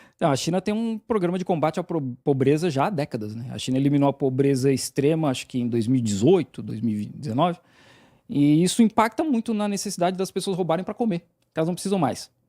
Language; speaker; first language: Portuguese; native; Portuguese